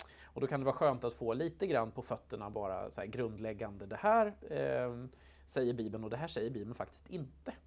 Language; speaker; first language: Swedish; native; Swedish